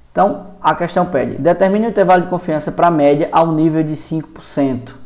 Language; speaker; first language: Portuguese; native; Portuguese